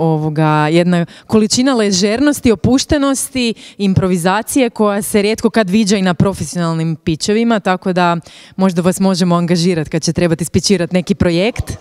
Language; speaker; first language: Croatian; native; Croatian